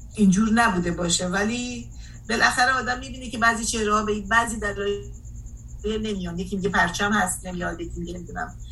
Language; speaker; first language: Persian; native; Persian